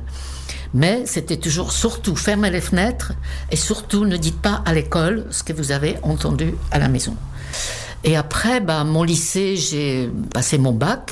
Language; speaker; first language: French; non-native, fluent; Czech